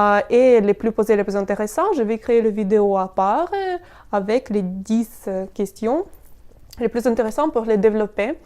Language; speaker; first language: French; non-native, fluent; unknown